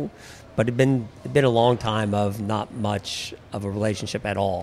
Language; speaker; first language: English; native; English